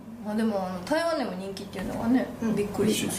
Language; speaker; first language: Japanese; native; Japanese